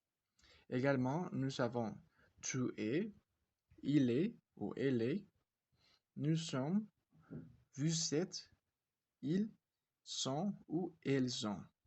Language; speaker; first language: French; non-native, fluent; Spanish